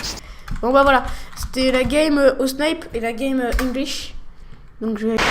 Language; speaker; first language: French; native; French